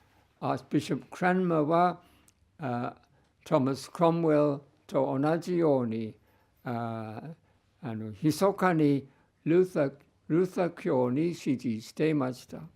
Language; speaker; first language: Japanese; non-native, fluent; English